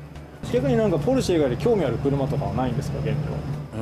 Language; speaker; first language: Japanese; native; Japanese